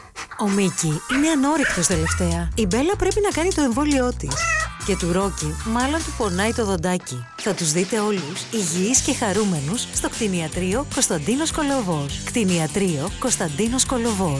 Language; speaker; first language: Greek; native; Greek